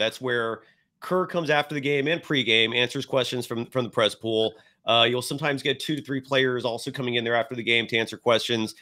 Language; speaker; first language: English; native; English